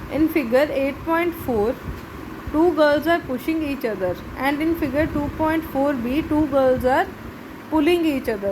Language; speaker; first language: English; non-native, local second language; Punjabi